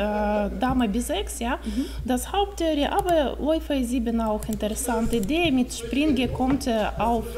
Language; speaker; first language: German; non-native, learner; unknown